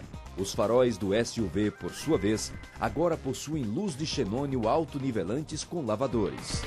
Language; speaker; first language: Portuguese; native; Portuguese